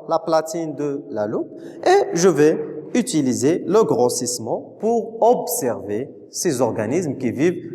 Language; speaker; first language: French; non-native, local second language; Arabic